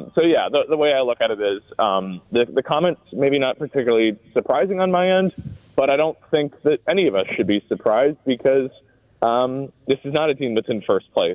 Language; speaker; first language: English; native; English